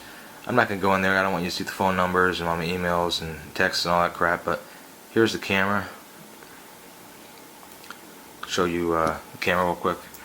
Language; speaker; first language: English; native; English